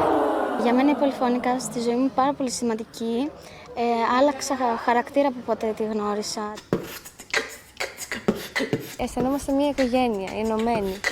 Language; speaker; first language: Greek; early bilingual, other home language; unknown